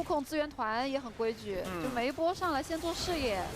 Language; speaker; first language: Chinese; native; Chinese